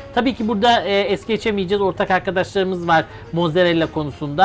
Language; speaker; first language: Turkish; native; Turkish